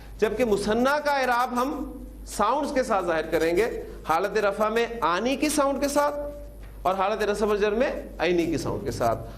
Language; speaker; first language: Urdu; native; Urdu